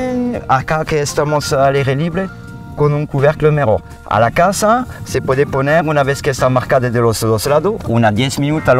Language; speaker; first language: Spanish; non-native, learner; French